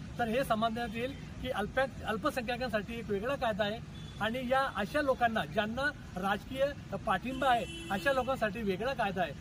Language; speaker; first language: Marathi; non-native, local second language; Urdu